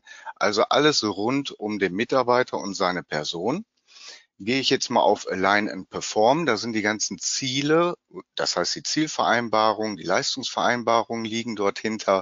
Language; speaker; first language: German; native; German